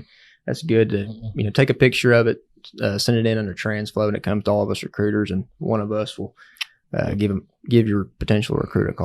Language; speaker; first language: English; native; English